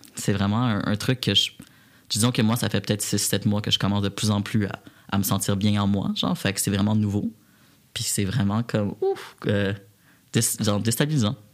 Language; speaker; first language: French; native; French